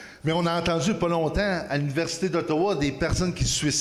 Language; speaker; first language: French; native; French